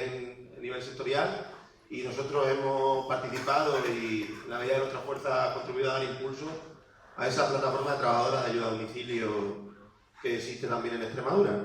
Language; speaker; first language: Spanish; native; Spanish